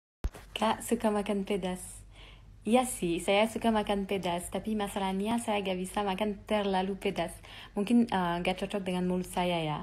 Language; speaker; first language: Indonesian; non-native, fluent; French